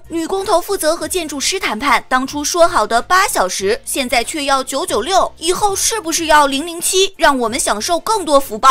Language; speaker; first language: Chinese; native; Chinese